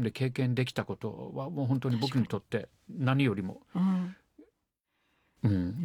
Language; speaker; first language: Japanese; non-native, fluent; English